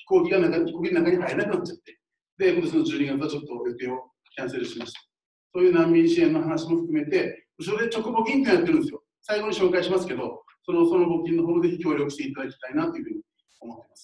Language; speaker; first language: Japanese; native; Japanese